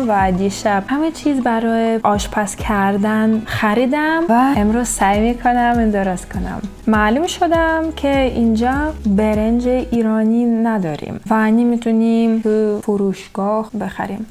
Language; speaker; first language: Persian; non-native, learner; Russian